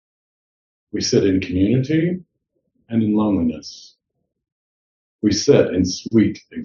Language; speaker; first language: English; native; English